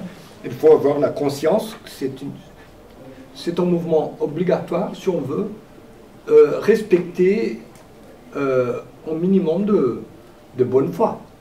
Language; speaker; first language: French; non-native, fluent; Portuguese